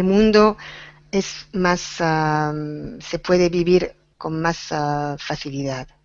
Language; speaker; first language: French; non-native, fluent; Spanish